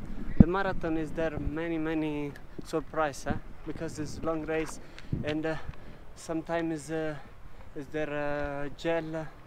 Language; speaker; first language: English; non-native, learner; Italian